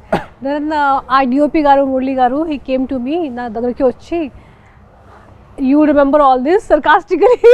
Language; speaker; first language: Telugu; non-native, local second language; Hindi